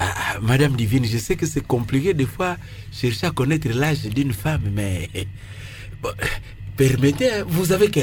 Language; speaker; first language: French; non-native, local second language; Lingala